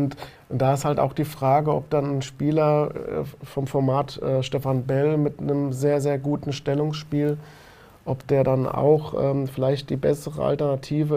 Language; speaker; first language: German; native; German